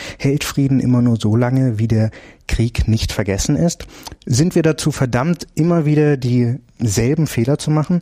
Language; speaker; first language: German; native; German